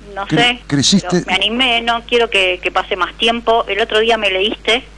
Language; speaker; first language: Spanish; native; Spanish